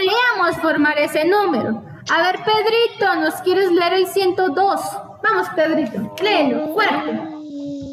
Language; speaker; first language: Spanish; native; Spanish